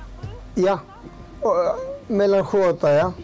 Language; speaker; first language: Swedish; non-native, learner; Turoyo